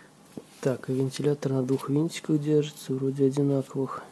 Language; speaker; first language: Russian; native; Russian